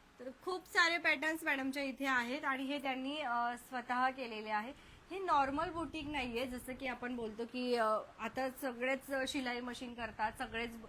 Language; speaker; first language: Marathi; native; Marathi